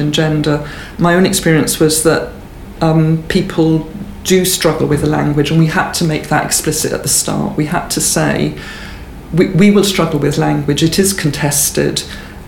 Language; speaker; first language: English; native; English